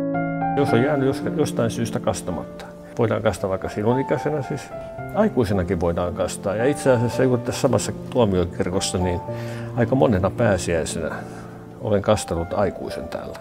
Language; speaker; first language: Finnish; native; Finnish